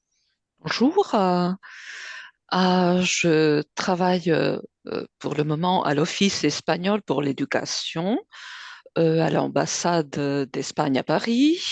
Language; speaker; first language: French; non-native, fluent; Spanish